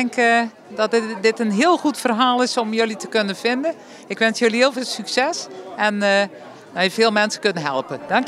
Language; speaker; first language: Dutch; native; Dutch